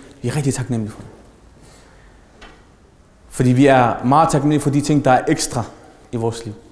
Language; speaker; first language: Danish; early bilingual, other home language; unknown